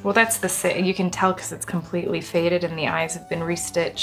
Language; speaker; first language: English; native; English